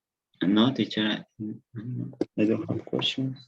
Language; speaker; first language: English; non-native, learner; Spanish